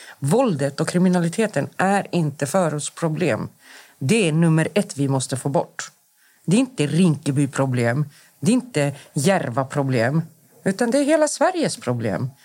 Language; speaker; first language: Swedish; native; Swedish